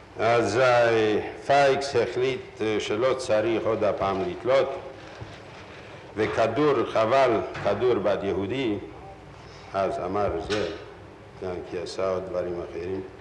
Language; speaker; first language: Hebrew; non-native, fluent; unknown